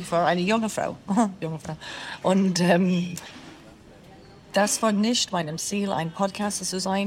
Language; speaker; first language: German; non-native, learner; English